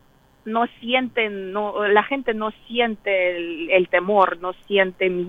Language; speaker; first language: Spanish; non-native, fluent; Russian